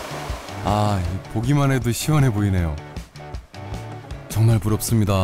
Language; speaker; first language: Korean; native; Korean